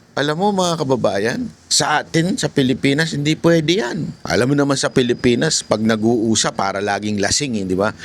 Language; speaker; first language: Filipino; native; Filipino